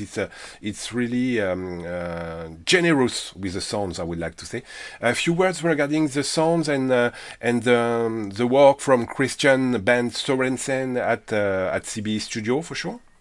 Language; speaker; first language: English; non-native, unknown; French